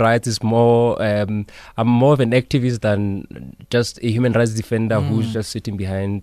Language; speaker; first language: English; non-native, local second language; Southern Sotho